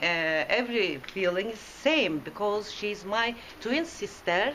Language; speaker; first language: English; non-native, learner; Turkish